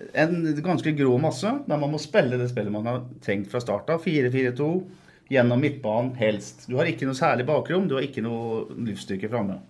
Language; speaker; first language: Norwegian; native; Norwegian